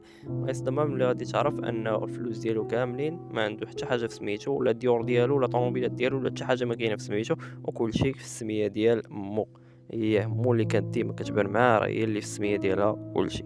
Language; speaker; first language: Arabic; native; Arabic